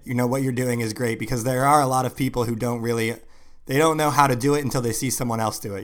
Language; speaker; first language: English; native; English